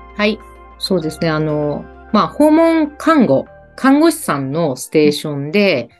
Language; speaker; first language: Japanese; native; Japanese